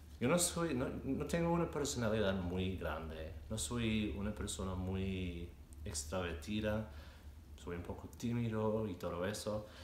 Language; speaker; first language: Spanish; non-native, fluent; English